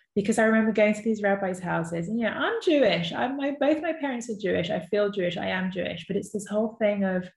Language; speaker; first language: English; native; English